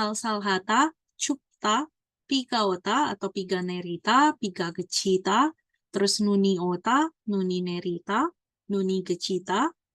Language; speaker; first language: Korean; non-native, fluent; Indonesian